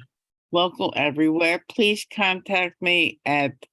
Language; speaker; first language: English; native; English